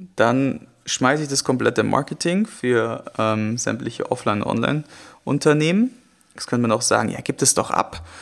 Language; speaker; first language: German; native; German